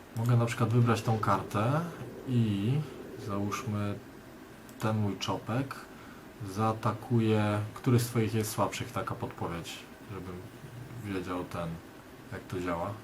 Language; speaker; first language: Polish; native; Polish